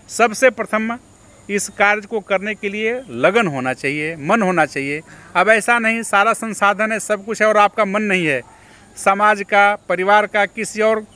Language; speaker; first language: Hindi; native; Hindi